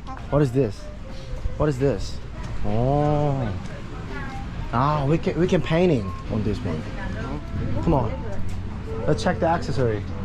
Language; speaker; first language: English; non-native, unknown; Korean